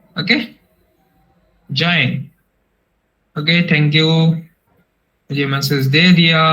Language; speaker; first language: Hindi; non-native, fluent; Bangla